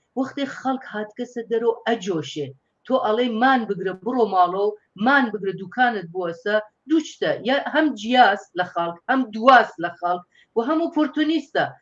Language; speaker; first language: Central Kurdish; non-native, local second language; Persian